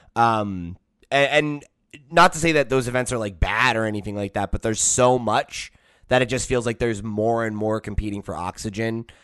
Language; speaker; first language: English; native; English